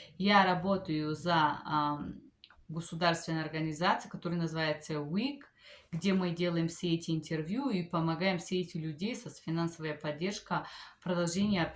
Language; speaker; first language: Russian; non-native, fluent; Bulgarian